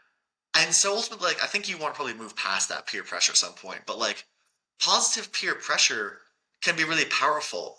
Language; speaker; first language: English; native; English